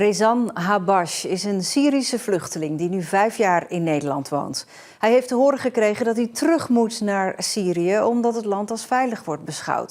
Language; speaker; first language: Dutch; native; Dutch